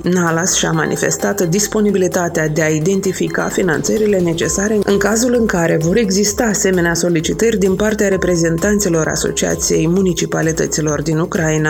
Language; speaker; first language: Romanian; native; Romanian